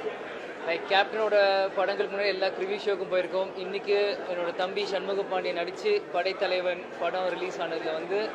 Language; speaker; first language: Tamil; native; Tamil